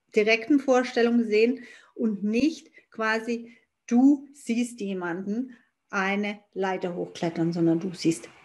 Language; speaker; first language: German; native; German